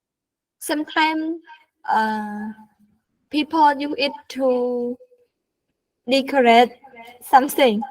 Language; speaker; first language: English; non-native, learner; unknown